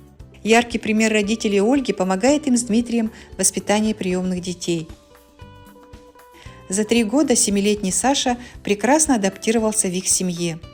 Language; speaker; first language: Russian; native; Russian